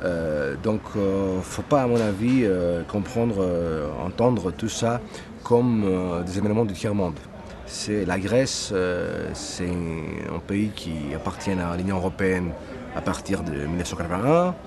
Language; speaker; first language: French; non-native, fluent; Greek